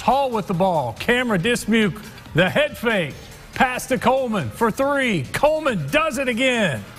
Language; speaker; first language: English; native; English